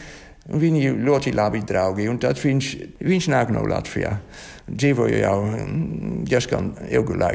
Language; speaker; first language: Latvian; non-native, learner; Dutch